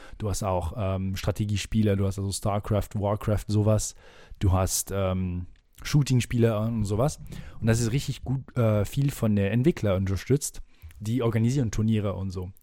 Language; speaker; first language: German; non-native, fluent; French